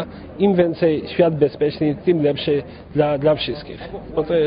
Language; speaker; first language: Polish; non-native, fluent; Georgian